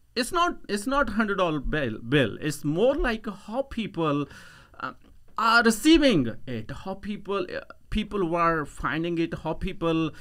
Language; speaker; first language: English; non-native, local second language; Punjabi